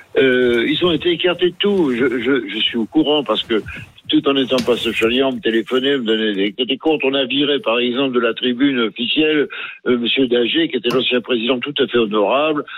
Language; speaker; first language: French; native; French